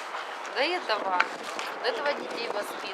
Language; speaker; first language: Russian; native; Russian